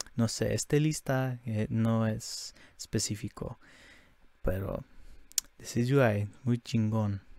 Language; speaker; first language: Spanish; early bilingual, heritage; English